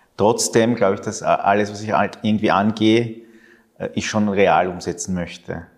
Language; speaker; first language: German; early bilingual, other home language; Spanish